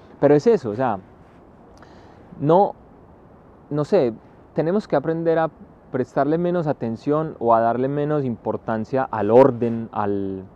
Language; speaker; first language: Spanish; native; Spanish